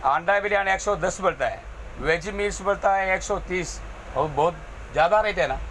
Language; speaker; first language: Hindi; non-native, local second language; Malayalam